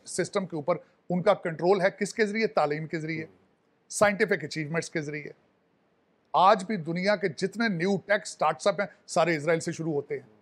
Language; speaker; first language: Urdu; non-native, local second language; Punjabi